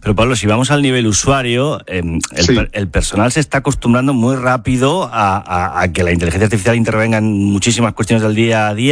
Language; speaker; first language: Spanish; native; Spanish